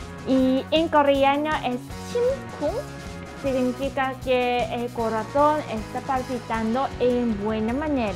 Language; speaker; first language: Spanish; non-native, learner; Korean